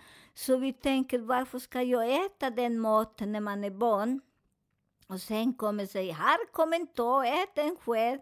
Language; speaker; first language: Swedish; non-native, learner; Spanish